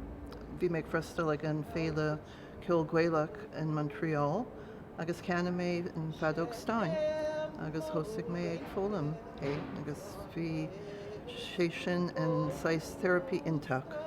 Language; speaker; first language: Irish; non-native, learner; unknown